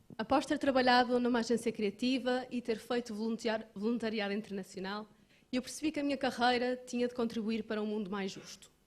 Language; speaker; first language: Portuguese; native; Portuguese